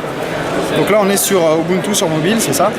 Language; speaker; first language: French; native; French